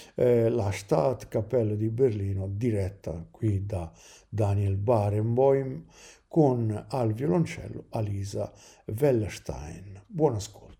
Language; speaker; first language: Italian; native; Italian